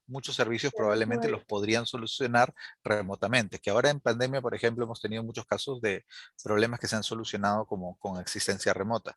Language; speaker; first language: Spanish; native; Spanish